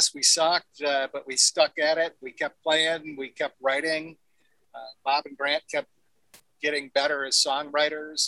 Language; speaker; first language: English; native; English